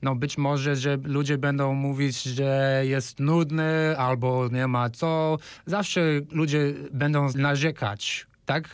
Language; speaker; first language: Polish; non-native, fluent; English